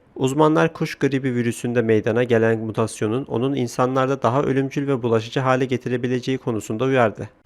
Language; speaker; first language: Turkish; native; Turkish